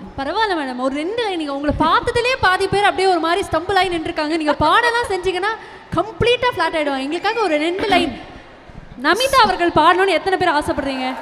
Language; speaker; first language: Tamil; native; Tamil